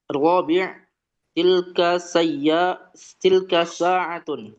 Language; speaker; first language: Arabic; non-native, learner; Indonesian